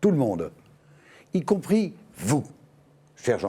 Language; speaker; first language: French; native; French